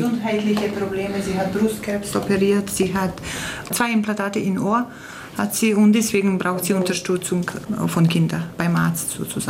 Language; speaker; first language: German; non-native, fluent; Croatian